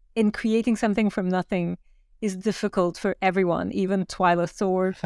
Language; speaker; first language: English; non-native, fluent; Turkish